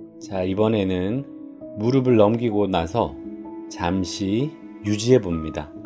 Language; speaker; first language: Korean; native; Korean